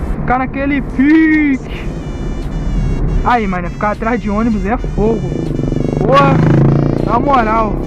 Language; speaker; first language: Portuguese; native; Portuguese